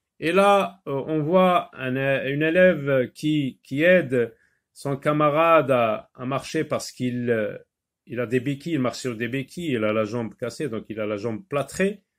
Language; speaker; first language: French; non-native, local second language; Arabic